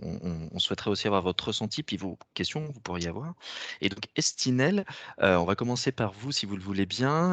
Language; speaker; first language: French; native; French